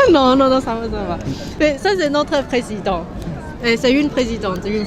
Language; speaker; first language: French; non-native, learner; Chinese